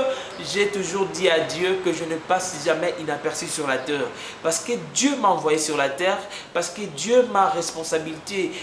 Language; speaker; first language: French; non-native, local second language; Lingala